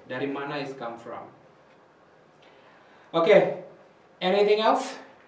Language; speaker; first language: English; non-native, fluent; Indonesian